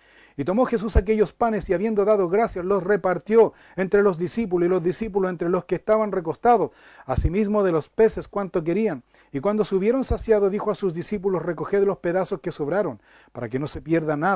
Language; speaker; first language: Spanish; native; Spanish